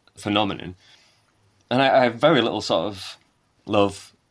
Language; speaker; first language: English; native; English